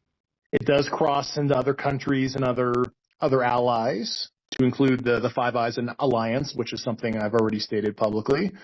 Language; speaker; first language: English; native; English